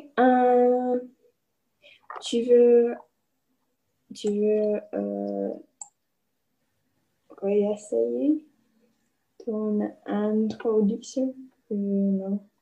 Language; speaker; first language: French; non-native, learner; English